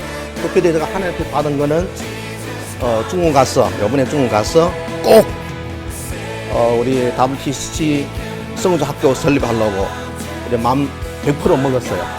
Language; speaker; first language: Korean; non-native, learner; Chinese